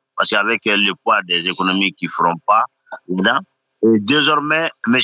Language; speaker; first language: French; non-native, local second language; Bambara